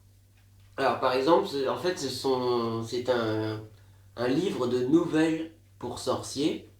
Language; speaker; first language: French; native; French